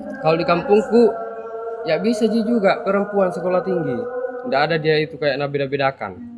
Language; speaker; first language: Indonesian; non-native, local second language; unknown